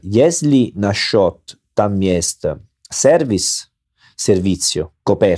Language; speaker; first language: Russian; non-native, learner; Italian